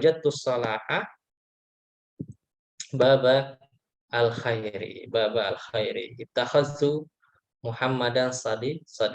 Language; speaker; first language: Arabic; non-native, fluent; Indonesian